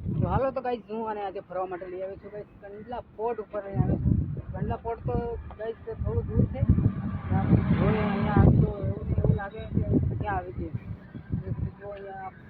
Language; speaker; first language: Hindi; non-native, local second language; Gujarati